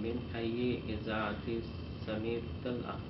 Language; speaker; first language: Arabic; non-native, learner; English